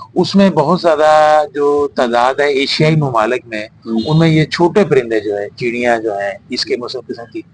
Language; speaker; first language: Urdu; non-native, local second language; Punjabi